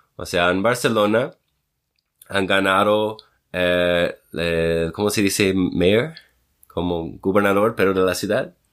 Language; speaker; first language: Spanish; non-native, fluent; English